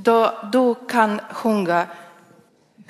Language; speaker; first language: Swedish; non-native, learner; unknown